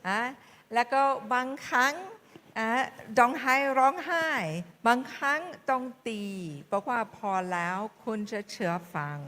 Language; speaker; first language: Thai; non-native, fluent; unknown